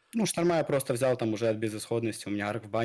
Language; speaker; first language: Russian; native; Russian